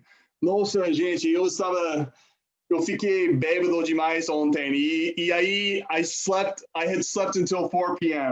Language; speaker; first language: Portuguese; non-native, fluent; English